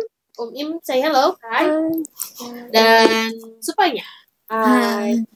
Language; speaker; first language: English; non-native, learner; Indonesian